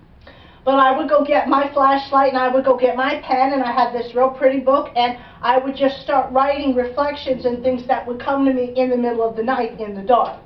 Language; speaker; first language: English; native; English